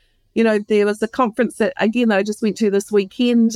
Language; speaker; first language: English; native; English